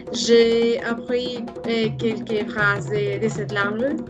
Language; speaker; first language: French; non-native, learner; Spanish